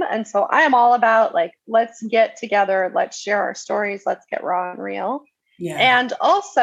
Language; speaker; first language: English; native; English